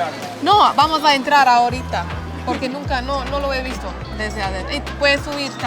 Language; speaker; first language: Spanish; non-native, fluent; English